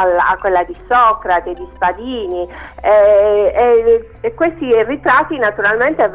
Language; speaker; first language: Italian; native; Italian